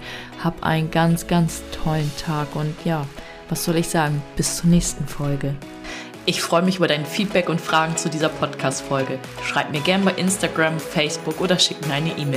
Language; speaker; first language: German; native; German